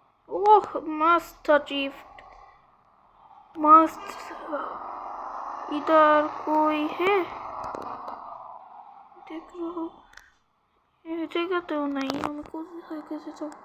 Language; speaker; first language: Hindi; non-native, learner; Bangla